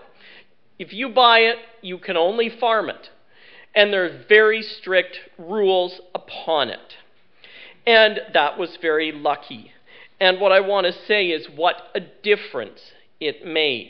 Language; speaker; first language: English; native; English